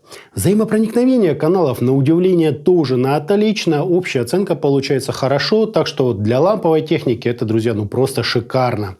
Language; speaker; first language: Russian; native; Russian